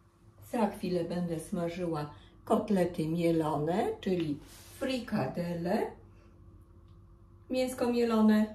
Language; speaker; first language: Polish; native; Polish